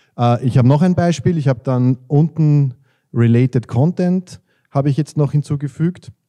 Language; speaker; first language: German; native; German